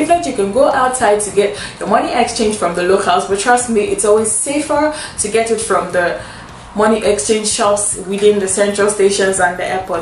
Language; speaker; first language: English; non-native, local second language; Igbo